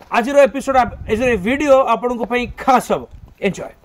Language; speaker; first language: Hindi; non-native, local second language; Odia